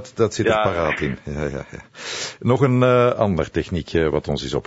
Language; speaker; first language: Dutch; native; Dutch